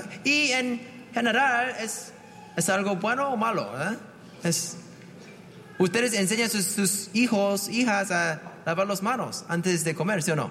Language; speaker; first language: Spanish; non-native, fluent; English